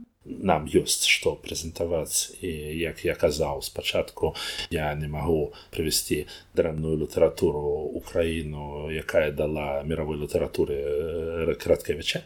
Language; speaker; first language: Belarusian; non-native, learner; Russian